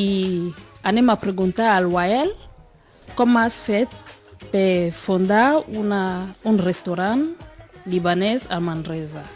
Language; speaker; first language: Catalan; non-native, fluent; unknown